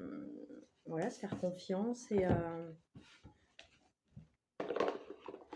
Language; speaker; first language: French; native; French